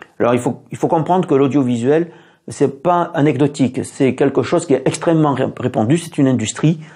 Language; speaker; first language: French; native; French